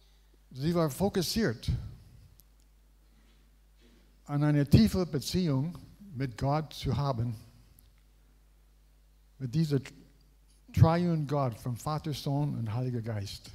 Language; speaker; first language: German; non-native, learner; English